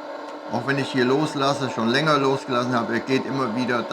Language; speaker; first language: German; native; German